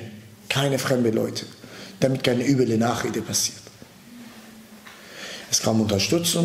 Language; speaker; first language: German; early bilingual, other home language; Turkish